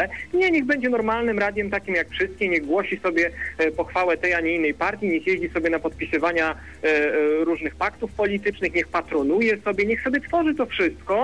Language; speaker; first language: Polish; native; Polish